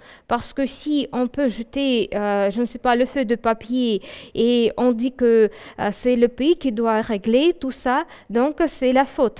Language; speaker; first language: French; non-native, fluent; Russian